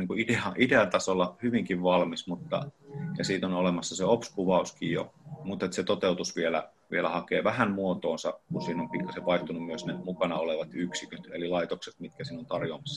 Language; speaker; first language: Finnish; native; Finnish